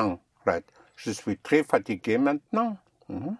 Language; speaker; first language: French; non-native, fluent; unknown